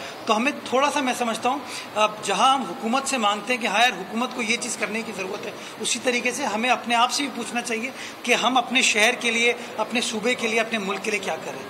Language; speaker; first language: Urdu; native; Urdu